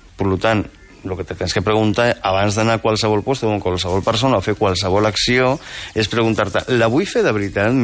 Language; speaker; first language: Catalan; non-native, local second language; Spanish